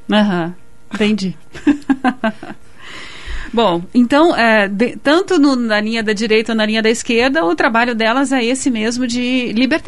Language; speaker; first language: Portuguese; native; Portuguese